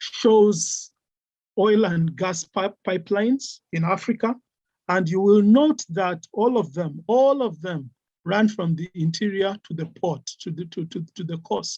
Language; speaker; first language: English; non-native, local second language; Ganda